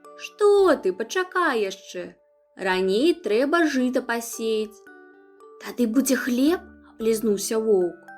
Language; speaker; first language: Belarusian; non-native, local second language; Russian